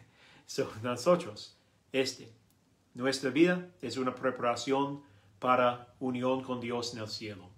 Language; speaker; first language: Spanish; non-native, learner; English